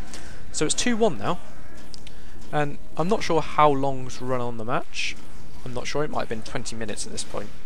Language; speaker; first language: English; native; English